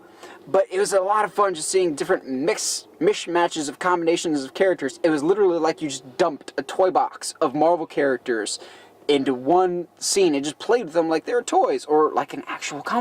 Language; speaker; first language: English; native; English